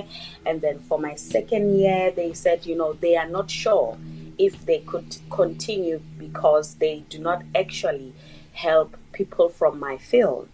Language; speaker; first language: English; non-native, local second language; Northern Sotho